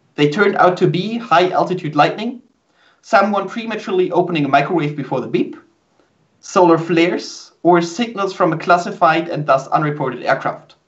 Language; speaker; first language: English; non-native, fluent; German